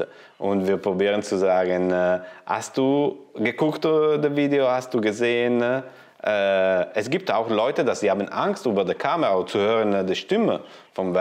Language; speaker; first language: German; non-native, learner; Italian